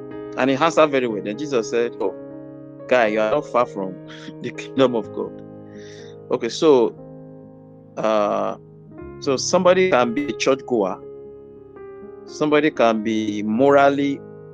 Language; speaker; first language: English; non-native, local second language; Yoruba